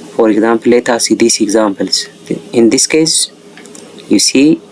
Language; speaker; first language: English; non-native, local second language; Amharic